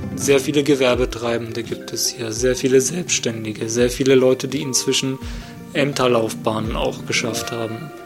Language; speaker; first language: German; native; German